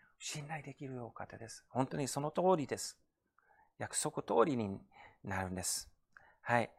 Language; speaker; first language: Japanese; non-native, fluent; English